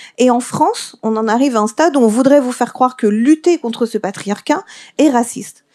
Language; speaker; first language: French; early bilingual, other home language; Persian